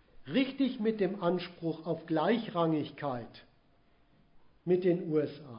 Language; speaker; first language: German; native; German